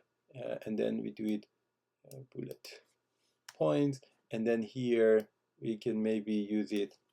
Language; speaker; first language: English; non-native, fluent; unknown